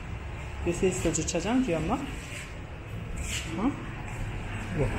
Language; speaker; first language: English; non-native, learner; Korean